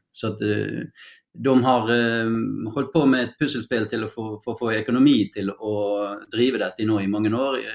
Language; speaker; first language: Swedish; non-native, fluent; Norwegian